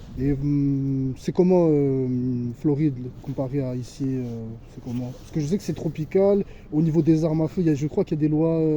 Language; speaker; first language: French; native; French